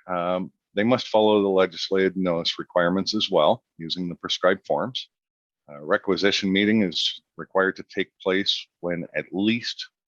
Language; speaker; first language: English; native; English